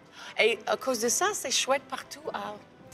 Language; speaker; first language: French; non-native, learner; English